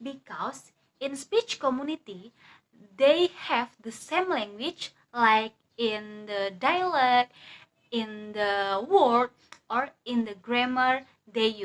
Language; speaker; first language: English; non-native, learner; Indonesian